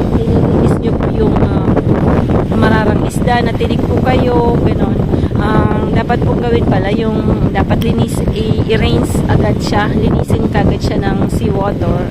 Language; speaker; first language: Filipino; native; Filipino